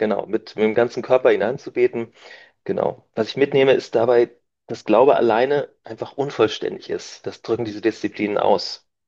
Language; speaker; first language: German; native; German